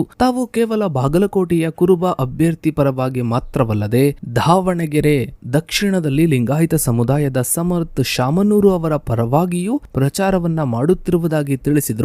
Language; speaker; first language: Kannada; native; Kannada